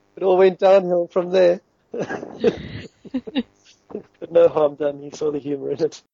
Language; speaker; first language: English; native; English